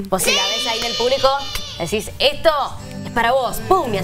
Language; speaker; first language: Spanish; native; Spanish